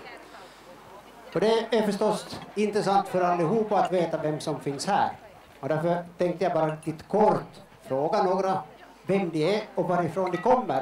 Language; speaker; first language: Swedish; native; Swedish